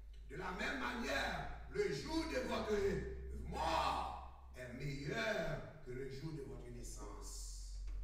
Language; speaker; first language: French; native; French